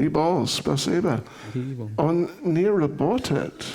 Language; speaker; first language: Russian; non-native, learner; English